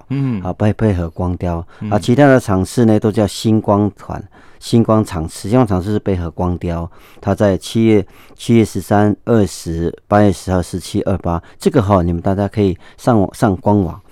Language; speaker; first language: Chinese; non-native, local second language; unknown